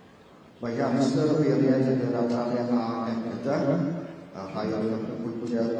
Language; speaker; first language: Welsh; native; Welsh